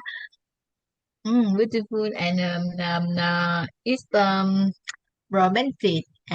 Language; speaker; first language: English; non-native, learner; Vietnamese